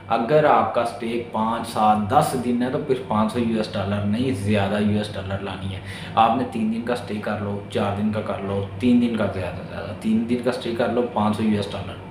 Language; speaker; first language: Urdu; non-native, local second language; Punjabi